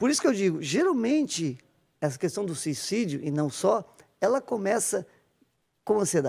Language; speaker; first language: Portuguese; native; Portuguese